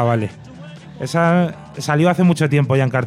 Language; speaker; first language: Spanish; native; Spanish